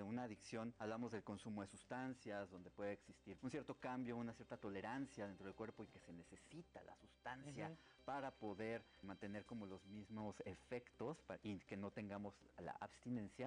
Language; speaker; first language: Spanish; native; Spanish